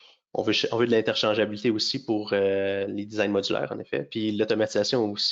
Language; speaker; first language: French; native; French